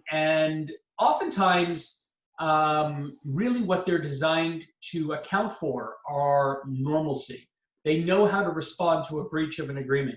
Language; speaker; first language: English; native; English